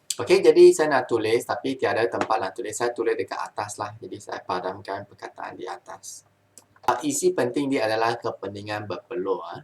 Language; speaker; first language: Malay; non-native, local second language; Chinese